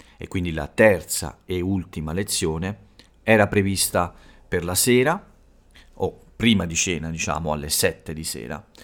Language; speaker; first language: Italian; native; Italian